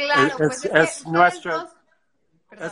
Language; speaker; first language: Spanish; non-native, learner; English